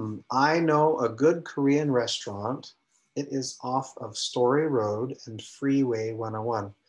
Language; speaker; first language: English; native; English